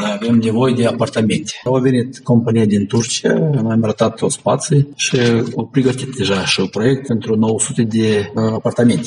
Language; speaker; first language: Romanian; non-native, local second language; Gagauz